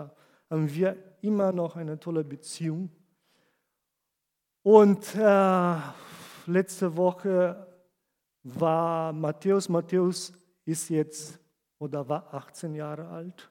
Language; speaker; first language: German; non-native, fluent; Portuguese